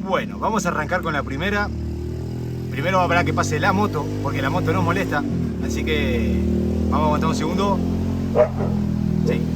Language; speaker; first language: Spanish; native; Spanish